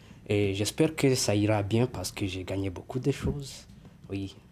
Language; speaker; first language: French; non-native, local second language; Kinyarwanda